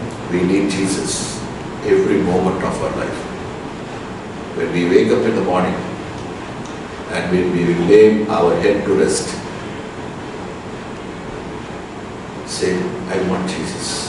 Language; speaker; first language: English; non-native, local second language; Tamil